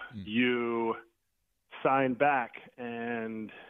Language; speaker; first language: English; native; English